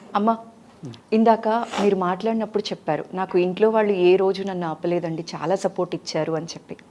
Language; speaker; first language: Telugu; native; Telugu